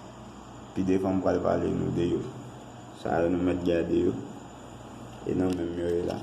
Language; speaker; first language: French; non-native, learner; Haitian Creole